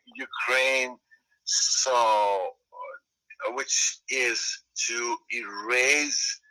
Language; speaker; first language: English; non-native, fluent; Ukrainian